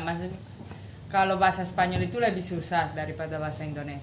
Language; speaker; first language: Indonesian; non-native, fluent; Spanish